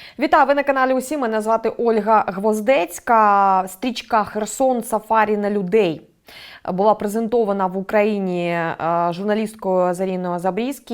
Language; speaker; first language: Ukrainian; native; Ukrainian